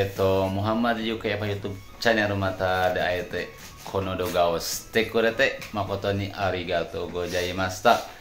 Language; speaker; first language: Japanese; non-native, learner; Indonesian